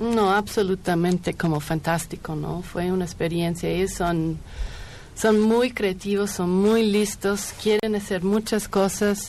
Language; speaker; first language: Spanish; non-native, fluent; English